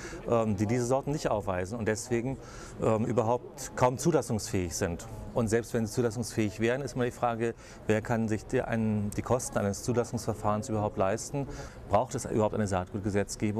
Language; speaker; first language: German; native; German